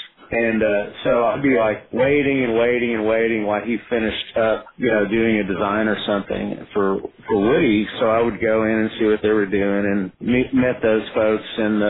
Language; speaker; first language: English; native; English